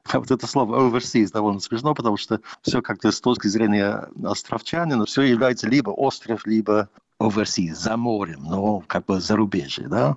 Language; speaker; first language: Russian; non-native, fluent; English